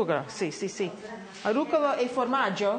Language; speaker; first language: Italian; non-native, learner; English